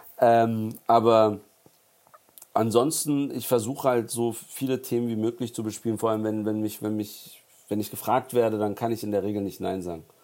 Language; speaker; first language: German; early bilingual, other home language; Turkish